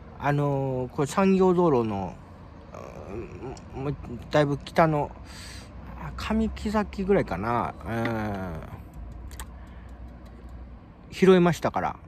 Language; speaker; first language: Japanese; native; Japanese